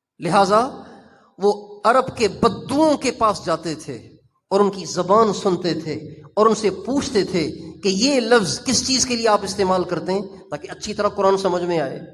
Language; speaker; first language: Urdu; non-native, local second language; Sindhi